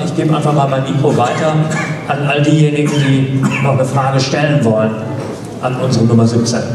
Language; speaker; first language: German; native; German